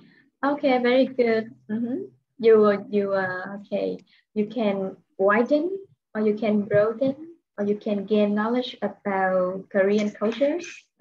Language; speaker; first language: English; non-native, fluent; Vietnamese